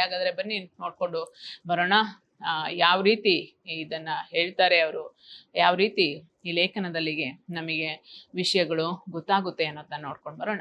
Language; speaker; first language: Kannada; native; Kannada